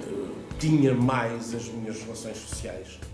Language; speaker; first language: Portuguese; non-native, fluent; Italian